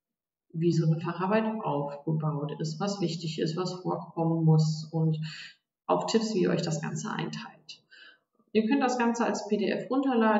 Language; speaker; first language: German; native; German